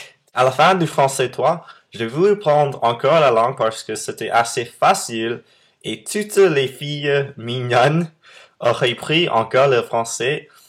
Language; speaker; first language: French; non-native, fluent; English